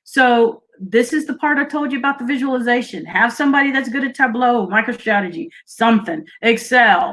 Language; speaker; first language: English; native; English